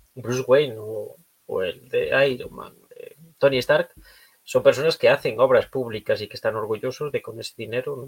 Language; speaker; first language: Spanish; native; Spanish